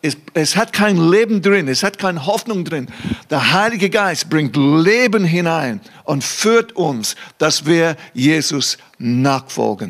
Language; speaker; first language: German; non-native, fluent; English